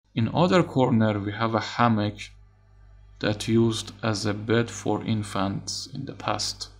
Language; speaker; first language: English; non-native, fluent; Persian